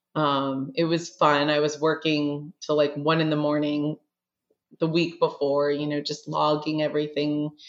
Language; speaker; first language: English; native; English